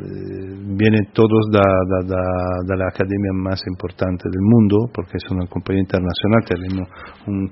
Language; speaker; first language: Spanish; non-native, fluent; Italian